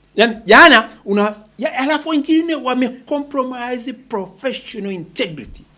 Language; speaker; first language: English; non-native, local second language; Swahili